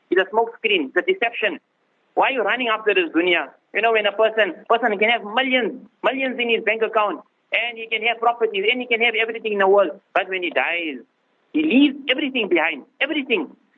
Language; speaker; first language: English; native; English